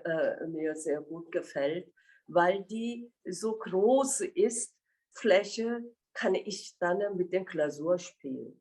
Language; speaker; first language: German; non-native, fluent; Korean